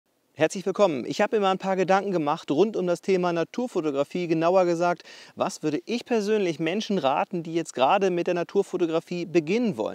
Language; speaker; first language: German; native; German